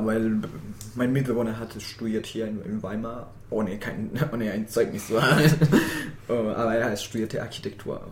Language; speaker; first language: German; non-native, fluent; Spanish